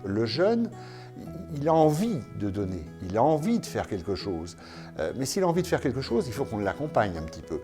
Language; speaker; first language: French; native; French